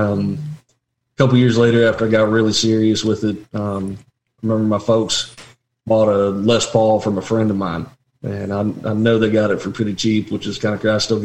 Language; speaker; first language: English; native; English